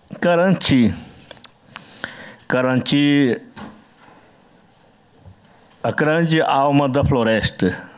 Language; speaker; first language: Portuguese; non-native, learner; Yanomámi